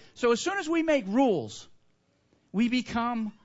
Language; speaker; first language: English; native; English